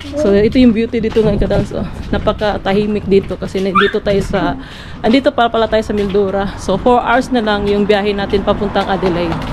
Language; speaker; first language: Filipino; non-native, local second language; Cebuano